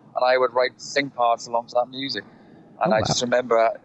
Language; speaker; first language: English; native; English